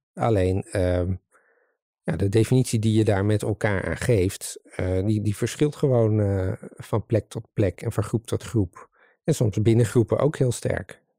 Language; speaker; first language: Dutch; native; Dutch